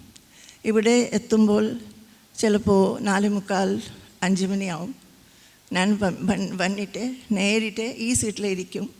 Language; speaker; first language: Malayalam; non-native, fluent; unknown